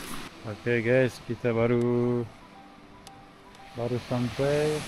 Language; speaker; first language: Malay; non-native, learner; French